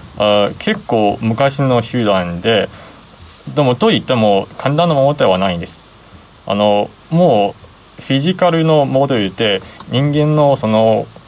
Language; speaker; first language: Japanese; non-native, fluent; Chinese